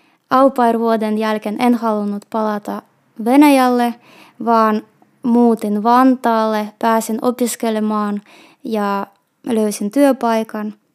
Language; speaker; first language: Finnish; non-native, fluent; Russian